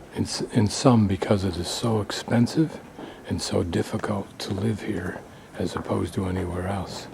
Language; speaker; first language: English; native; English